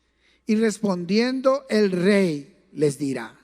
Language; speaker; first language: Spanish; native; Spanish